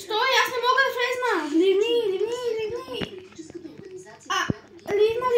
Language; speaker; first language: Bulgarian; native; Bulgarian